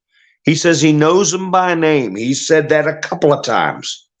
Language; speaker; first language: English; native; English